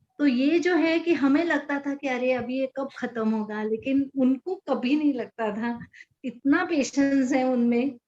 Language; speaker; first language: Hindi; non-native, local second language; Marathi